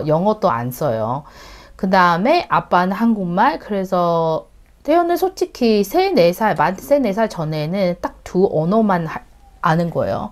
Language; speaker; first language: Korean; non-native, learner; Chinese